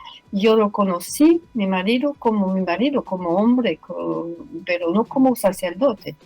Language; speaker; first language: Spanish; non-native, fluent; French